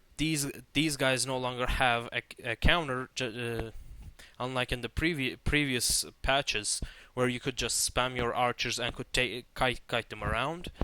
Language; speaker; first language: English; non-native, fluent; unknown